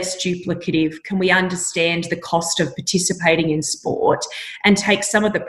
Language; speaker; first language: English; native; English